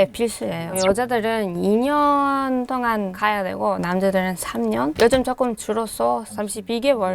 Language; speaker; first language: Korean; non-native, fluent; Hebrew